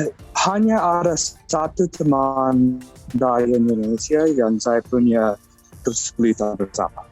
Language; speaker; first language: Indonesian; non-native, fluent; English